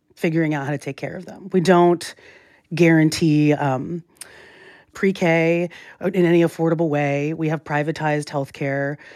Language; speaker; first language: English; native; English